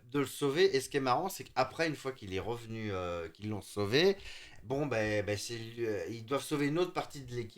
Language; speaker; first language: French; native; French